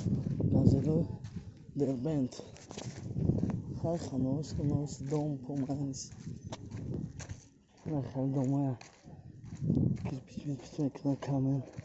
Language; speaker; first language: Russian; non-native, fluent; Tajik